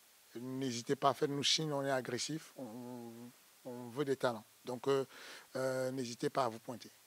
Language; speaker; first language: French; native; French